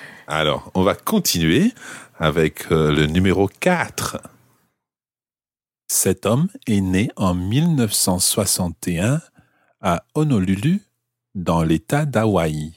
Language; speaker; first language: French; non-native, fluent; English